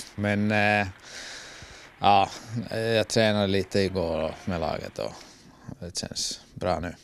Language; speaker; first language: Swedish; non-native, fluent; Finnish